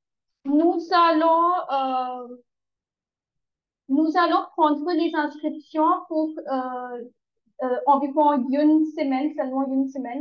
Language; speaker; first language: French; non-native, learner; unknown